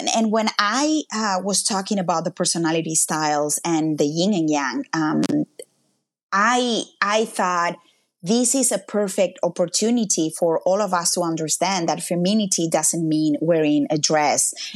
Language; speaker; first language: English; non-native, fluent; Spanish